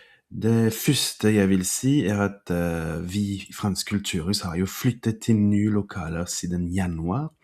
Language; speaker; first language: Norwegian; non-native, fluent; French